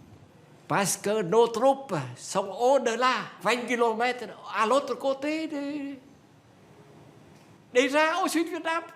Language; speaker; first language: French; non-native, fluent; Vietnamese